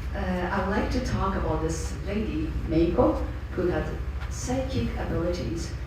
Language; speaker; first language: English; non-native, fluent; Japanese